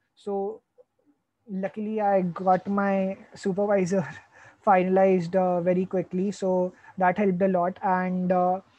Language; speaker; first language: English; non-native, local second language; Hindi